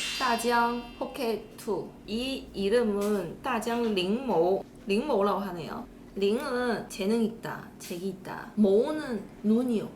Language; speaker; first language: Korean; non-native, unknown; Chinese